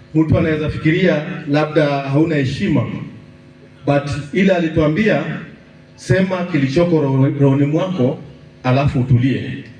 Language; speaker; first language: Swahili; non-native, local second language; Luyia